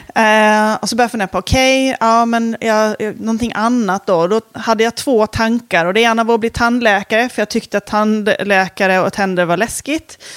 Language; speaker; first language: Swedish; native; Swedish